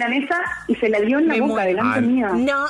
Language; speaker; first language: Spanish; native; Spanish